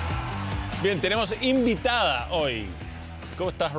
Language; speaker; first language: Spanish; native; Spanish